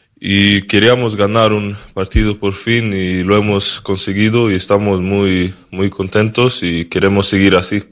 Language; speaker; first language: Spanish; non-native, fluent; Swedish